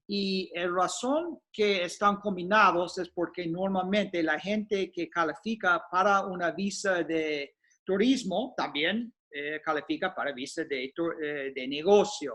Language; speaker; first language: Spanish; non-native, fluent; English